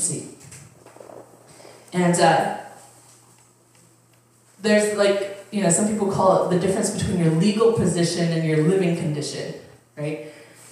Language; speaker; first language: English; native; English